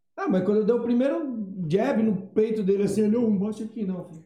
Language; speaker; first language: Portuguese; native; Portuguese